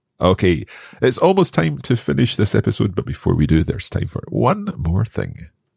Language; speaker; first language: English; native; English